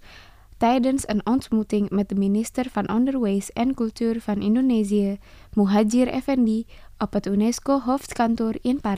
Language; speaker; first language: Dutch; non-native, fluent; Indonesian